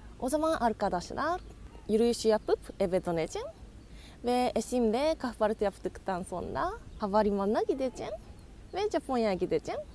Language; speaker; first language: Turkish; non-native, learner; Japanese